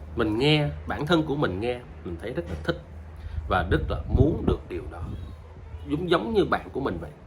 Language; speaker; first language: Vietnamese; native; Vietnamese